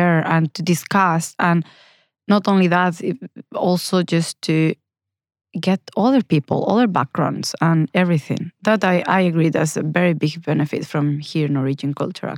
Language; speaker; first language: English; non-native, fluent; Spanish